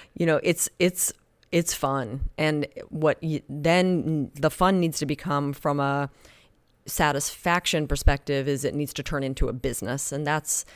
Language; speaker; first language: English; native; English